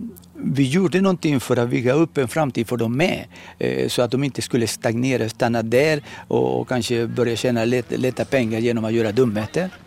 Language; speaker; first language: Swedish; non-native, fluent; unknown